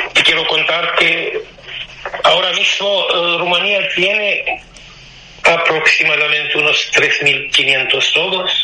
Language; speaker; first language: Spanish; non-native, fluent; Romanian